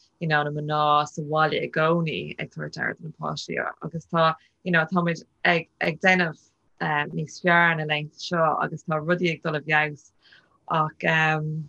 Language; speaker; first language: Irish; non-native, local second language; English